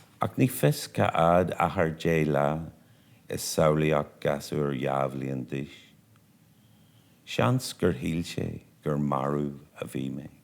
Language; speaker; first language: Irish; non-native, local second language; English